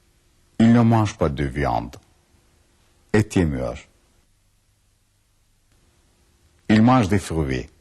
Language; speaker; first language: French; non-native, fluent; Turkish